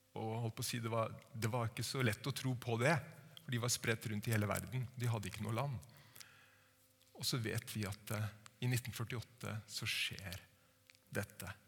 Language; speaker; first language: Norwegian; native; Norwegian